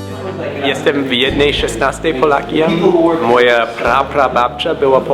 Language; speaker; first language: Polish; non-native, learner; English